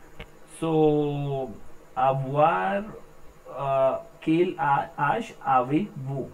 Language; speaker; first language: French; non-native, learner; Hindi